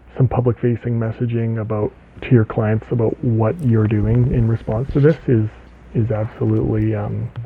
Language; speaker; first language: English; native; English